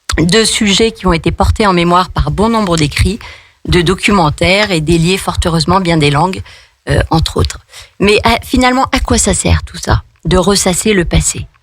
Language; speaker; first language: French; native; French